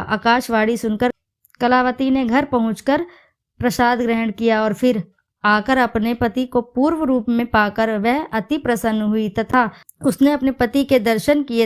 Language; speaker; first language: Hindi; native; Hindi